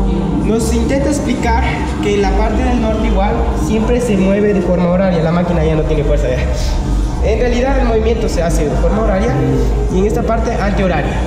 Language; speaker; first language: Spanish; native; Spanish